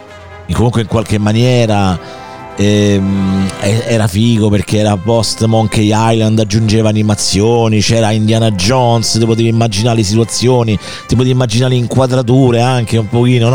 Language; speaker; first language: Italian; native; Italian